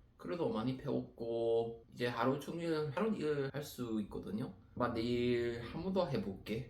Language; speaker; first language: Korean; non-native, learner; English